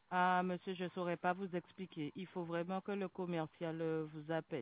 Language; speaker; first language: French; native; French